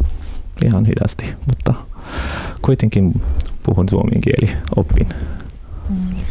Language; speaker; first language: Finnish; non-native, learner; Arabic